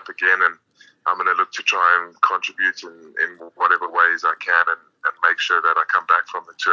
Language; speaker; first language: English; native; English